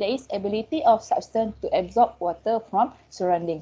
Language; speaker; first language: English; non-native, local second language; Malay